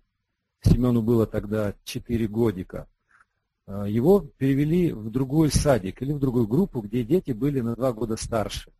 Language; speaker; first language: Russian; native; Russian